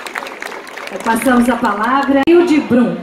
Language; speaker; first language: Portuguese; native; Portuguese